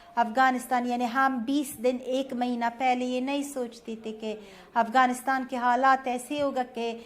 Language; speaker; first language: Hindi; non-native, learner; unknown